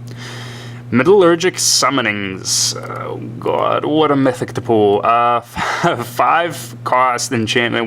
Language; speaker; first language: English; native; English